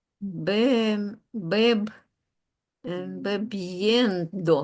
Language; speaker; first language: Spanish; non-native, learner; Ukrainian